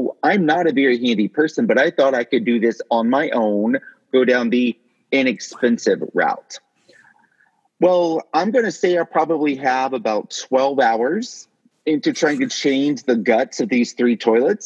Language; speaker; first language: English; native; English